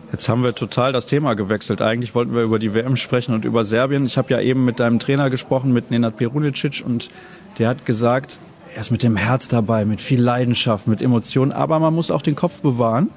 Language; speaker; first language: German; native; German